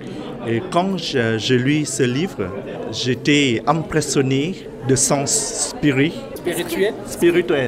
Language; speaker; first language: French; non-native, learner; Vietnamese